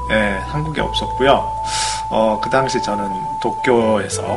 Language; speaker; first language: Korean; non-native, fluent; Japanese